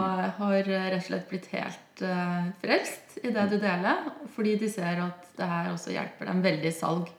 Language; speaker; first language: Norwegian; native; Norwegian